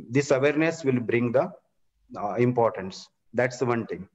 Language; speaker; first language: English; non-native, local second language; Kannada